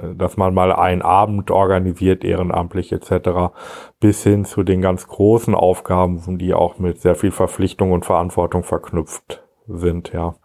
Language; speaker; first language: German; native; German